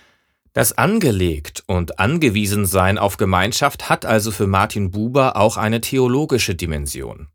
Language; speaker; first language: German; native; German